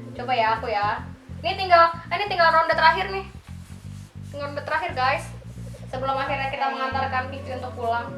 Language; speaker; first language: Indonesian; native; Indonesian